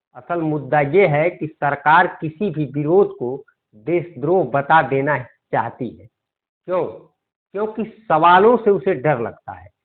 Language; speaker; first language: Hindi; native; Hindi